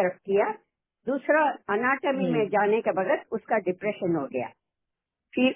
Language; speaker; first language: Hindi; non-native, local second language; Tamil